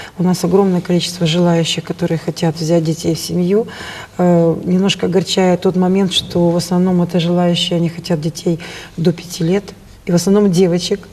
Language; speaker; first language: Russian; native; Russian